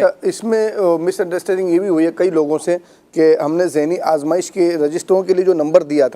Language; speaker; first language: Urdu; native; Urdu